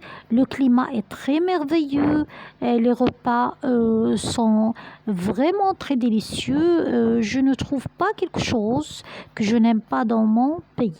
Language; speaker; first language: French; non-native, fluent; Arabic